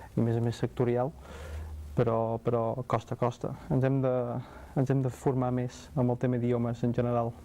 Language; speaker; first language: Catalan; non-native, fluent; English